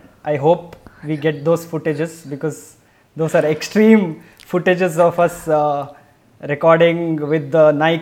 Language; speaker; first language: English; non-native, local second language; Kannada